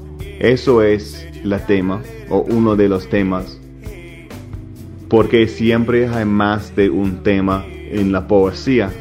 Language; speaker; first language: Spanish; non-native, learner; English